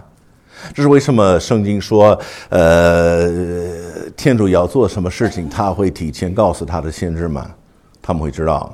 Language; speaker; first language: Chinese; non-native, fluent; English